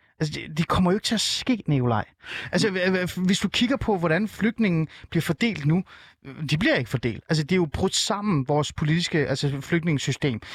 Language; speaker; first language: Danish; early bilingual, other home language; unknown